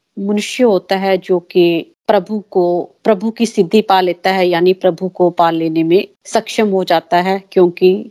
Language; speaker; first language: Hindi; native; Hindi